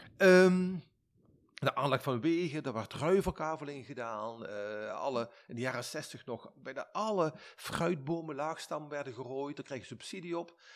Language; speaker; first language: Dutch; native; Dutch